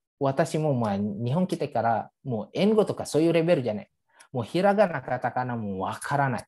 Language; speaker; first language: Japanese; non-native, fluent; Indonesian